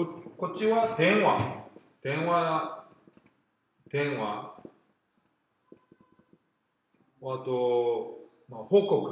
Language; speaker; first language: Japanese; non-native, fluent; Korean